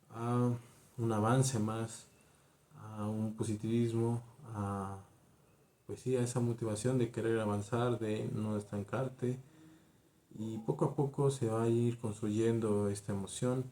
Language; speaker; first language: Spanish; native; Spanish